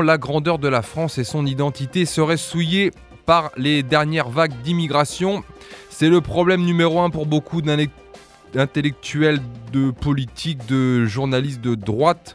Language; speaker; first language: French; native; French